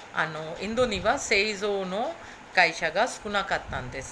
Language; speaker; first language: Japanese; non-native, fluent; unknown